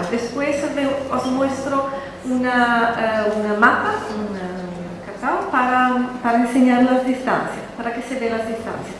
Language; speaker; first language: Spanish; non-native, fluent; Italian